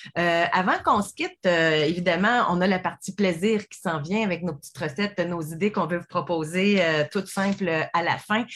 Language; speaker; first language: French; native; French